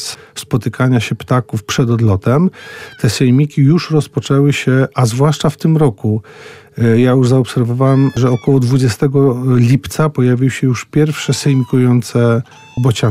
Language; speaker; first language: Polish; native; Polish